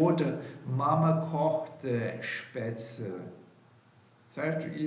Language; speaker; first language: German; non-native, fluent; Portuguese